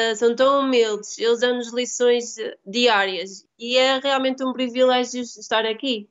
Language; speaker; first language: Portuguese; native; Portuguese